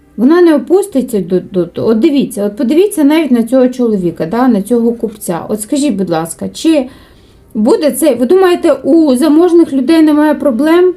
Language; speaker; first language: Ukrainian; non-native, local second language; Russian